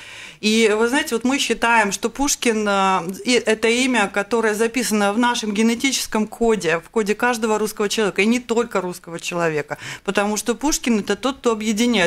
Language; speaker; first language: Russian; native; Russian